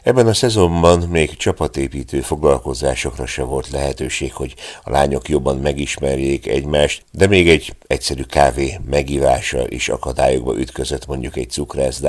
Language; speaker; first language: Hungarian; native; Hungarian